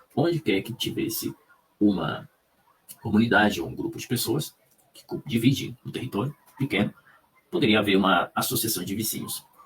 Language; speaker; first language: Portuguese; non-native, fluent; Spanish